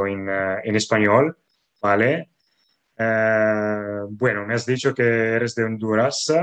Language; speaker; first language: Spanish; non-native, fluent; Italian